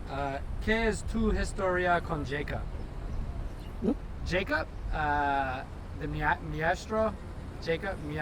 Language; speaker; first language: Spanish; non-native, learner; English